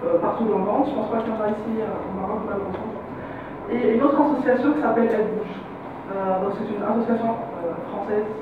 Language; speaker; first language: French; non-native, local second language; Arabic